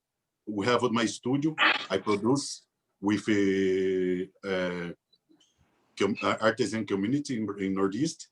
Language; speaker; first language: English; non-native, learner; Portuguese